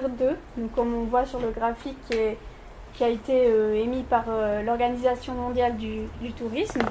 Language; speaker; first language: French; native; French